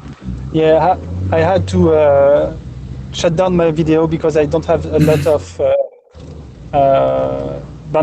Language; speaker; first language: English; non-native, fluent; French